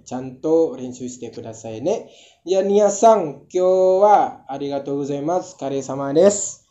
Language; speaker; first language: Japanese; non-native, learner; Indonesian